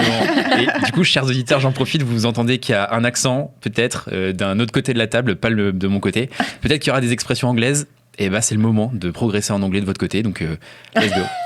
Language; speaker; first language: French; native; French